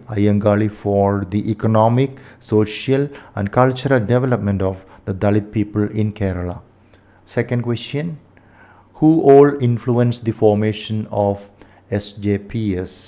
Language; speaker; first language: English; non-native, local second language; Malayalam